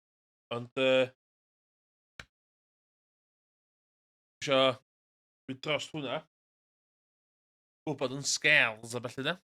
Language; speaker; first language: Welsh; non-native, learner; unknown